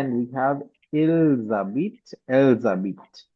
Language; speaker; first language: French; non-native, fluent; Hindi